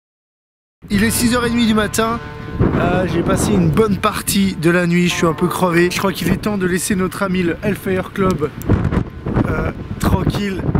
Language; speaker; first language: French; native; French